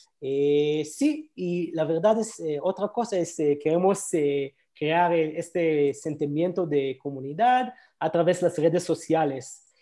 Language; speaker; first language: Spanish; non-native, learner; Hebrew